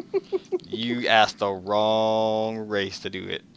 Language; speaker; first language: English; native; English